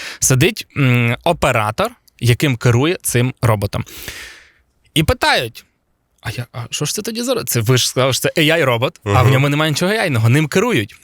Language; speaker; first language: Ukrainian; non-native, local second language; Russian